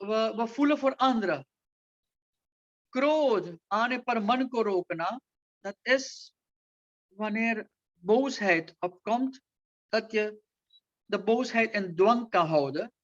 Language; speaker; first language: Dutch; non-native, local second language; Caribbean Hindustani